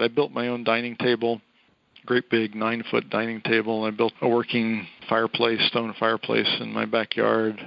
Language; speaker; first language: English; native; English